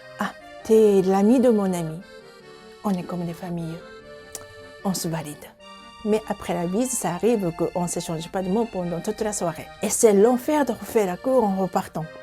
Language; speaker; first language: French; non-native, fluent; Japanese